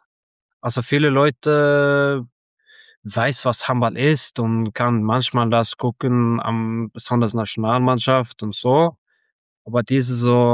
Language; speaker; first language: German; non-native, learner; Norwegian